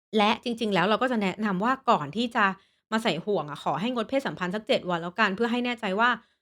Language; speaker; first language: Thai; native; Thai